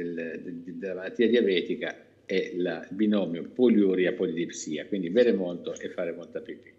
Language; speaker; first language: Italian; native; Italian